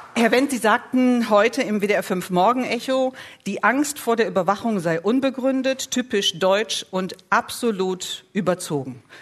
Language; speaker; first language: German; native; German